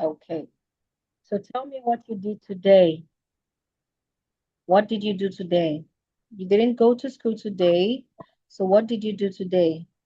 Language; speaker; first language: English; non-native, fluent; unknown